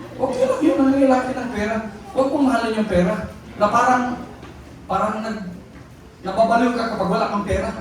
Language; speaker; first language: Filipino; non-native, local second language; Cebuano